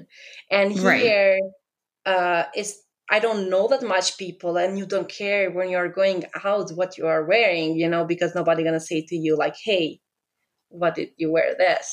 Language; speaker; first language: English; non-native, fluent; Albanian